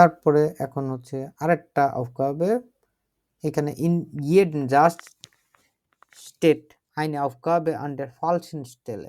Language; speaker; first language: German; non-native, learner; Bangla